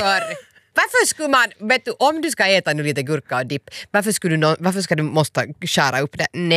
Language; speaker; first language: Swedish; native; Swedish